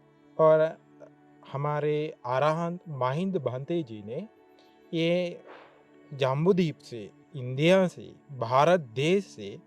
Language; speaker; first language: Hindi; non-native, learner; Sinhala